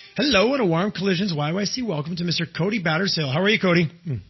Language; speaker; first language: English; native; English